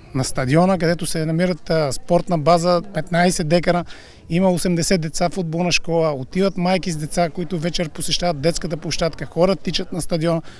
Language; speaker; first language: Bulgarian; native; Bulgarian